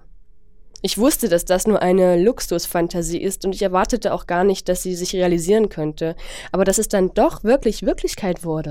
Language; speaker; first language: German; non-native, fluent; Chinese